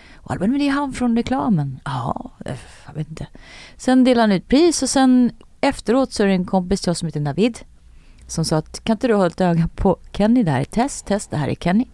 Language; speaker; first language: Swedish; native; Swedish